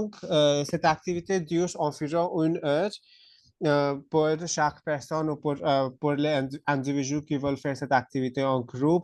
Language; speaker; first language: French; non-native, fluent; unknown